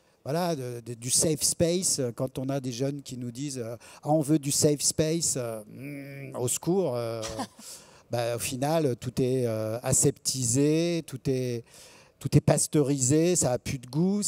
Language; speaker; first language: French; native; French